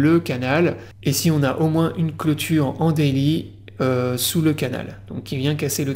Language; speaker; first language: French; native; French